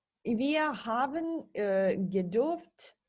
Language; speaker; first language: German; non-native, learner; Serbian